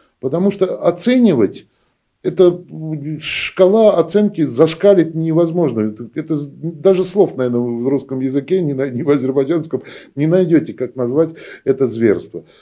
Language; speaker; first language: Russian; native; Russian